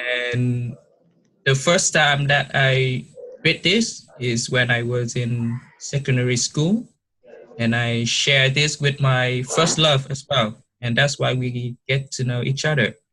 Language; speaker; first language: English; non-native, learner; Vietnamese